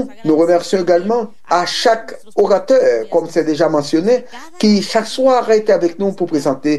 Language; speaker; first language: French; non-native, fluent; Spanish